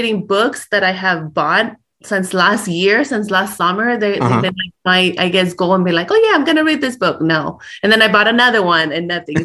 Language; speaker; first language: English; early bilingual, other home language; Spanish